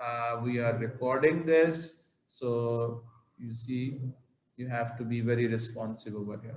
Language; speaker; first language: English; non-native, local second language; Urdu